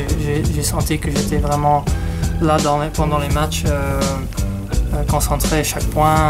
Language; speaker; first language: French; non-native, fluent; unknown